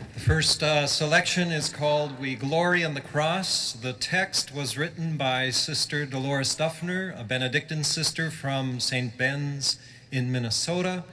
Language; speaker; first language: English; native; English